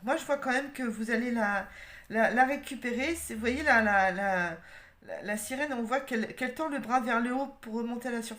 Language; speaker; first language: French; native; French